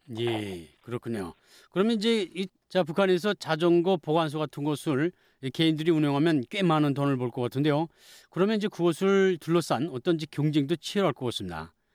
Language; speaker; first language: Korean; native; Korean